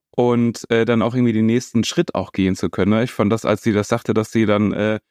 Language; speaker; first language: German; native; German